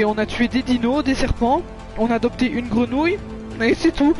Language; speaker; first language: French; native; French